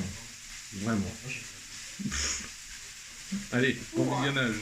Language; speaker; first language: French; native; French